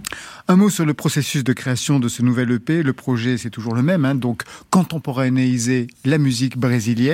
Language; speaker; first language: French; native; French